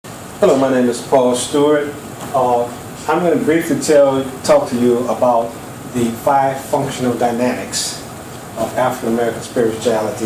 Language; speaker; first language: English; native; English